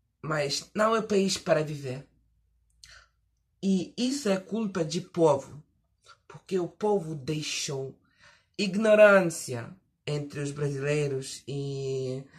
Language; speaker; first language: Portuguese; early bilingual, heritage; Portuguese